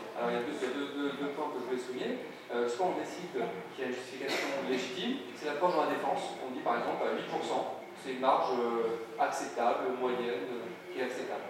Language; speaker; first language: French; native; French